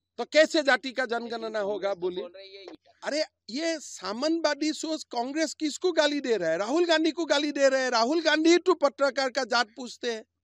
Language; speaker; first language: Hindi; non-native, local second language; Assamese